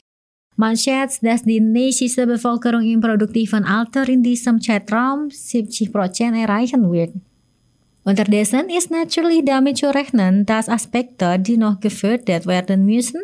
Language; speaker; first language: German; non-native, fluent; Indonesian